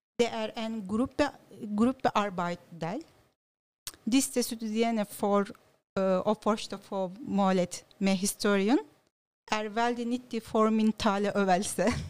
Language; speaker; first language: Norwegian; non-native, learner; Turkish